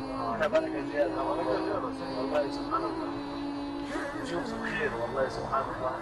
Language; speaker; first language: Arabic; non-native, learner; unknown